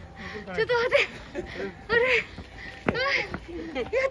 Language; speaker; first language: Japanese; non-native, learner; Filipino